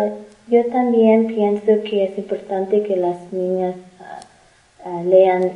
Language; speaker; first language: Spanish; non-native, learner; English